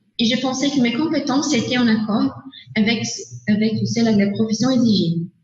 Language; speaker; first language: French; non-native, learner; Portuguese